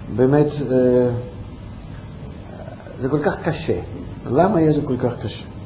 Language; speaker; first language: Hebrew; non-native, fluent; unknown